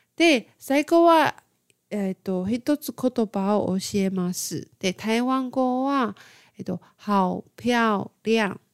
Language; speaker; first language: Japanese; non-native, fluent; Chinese